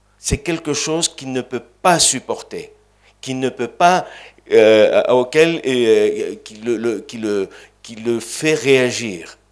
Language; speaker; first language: French; non-native, fluent; Greek